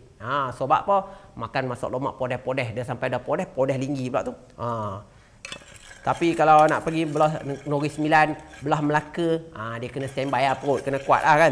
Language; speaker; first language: Malay; native; Malay